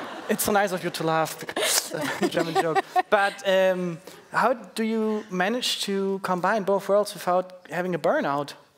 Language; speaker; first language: English; non-native, fluent; German